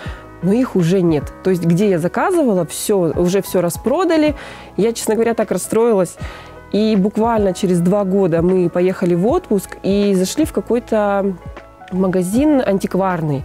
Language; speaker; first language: Russian; native; Russian